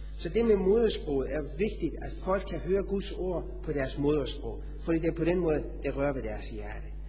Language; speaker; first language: Danish; non-native, fluent; Persian